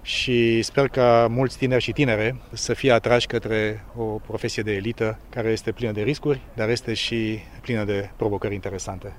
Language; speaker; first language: Romanian; native; Romanian